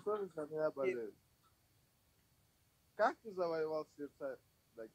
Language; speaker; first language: Russian; non-native, local second language; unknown